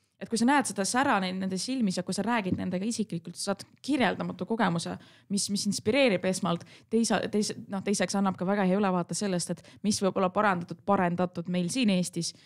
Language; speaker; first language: Estonian; non-native, local second language; Russian